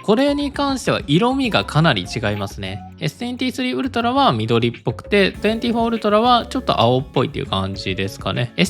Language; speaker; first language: Japanese; native; Japanese